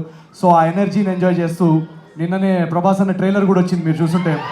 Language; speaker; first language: Telugu; native; Telugu